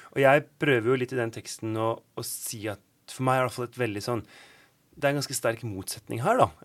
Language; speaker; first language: Norwegian; native; Norwegian